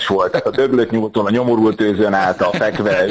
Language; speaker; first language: Hungarian; native; Hungarian